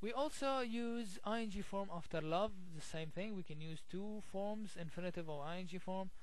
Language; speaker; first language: English; non-native, fluent; Arabic